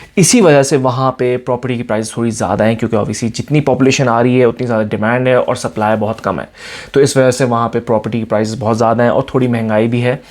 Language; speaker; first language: Urdu; native; Urdu